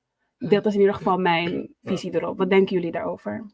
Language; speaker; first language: Dutch; native; Dutch